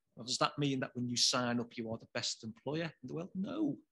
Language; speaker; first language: English; native; English